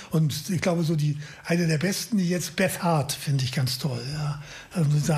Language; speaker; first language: German; native; German